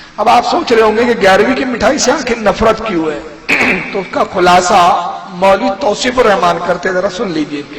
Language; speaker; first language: Urdu; native; Urdu